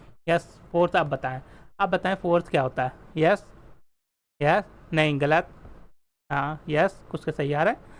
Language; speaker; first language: Hindi; native; Hindi